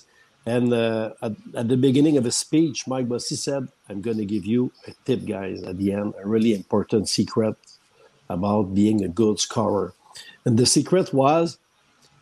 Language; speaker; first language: English; non-native, fluent; French